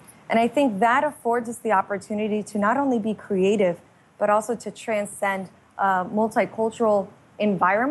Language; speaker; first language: English; native; English